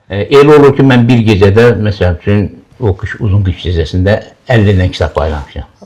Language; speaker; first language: Azerbaijani; native; Azerbaijani